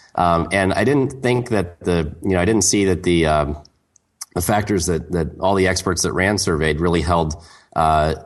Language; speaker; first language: English; native; English